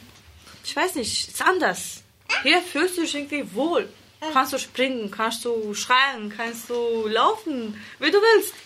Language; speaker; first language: German; non-native, learner; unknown